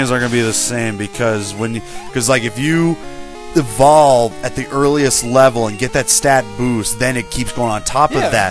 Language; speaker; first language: English; native; English